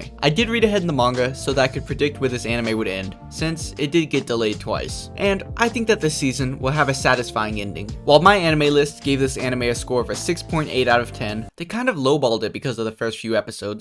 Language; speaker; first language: English; native; English